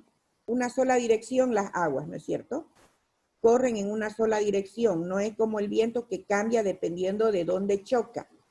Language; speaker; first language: Spanish; native; Spanish